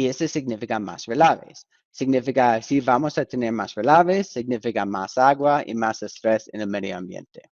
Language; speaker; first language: Spanish; non-native, fluent; English